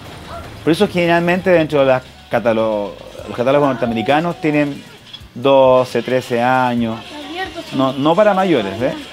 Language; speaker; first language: Spanish; native; Spanish